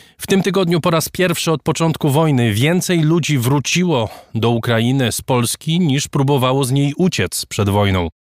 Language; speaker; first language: Polish; native; Polish